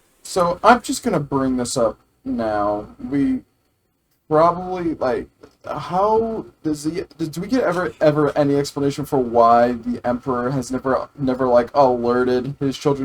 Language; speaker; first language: English; native; English